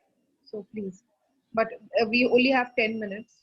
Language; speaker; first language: Hindi; native; Hindi